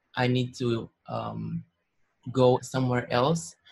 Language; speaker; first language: English; non-native, learner; Slovenian